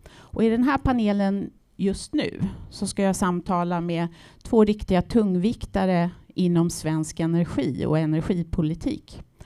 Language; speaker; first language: Swedish; native; Swedish